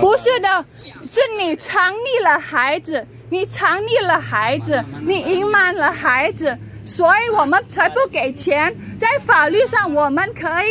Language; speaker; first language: Chinese; non-native, fluent; Indonesian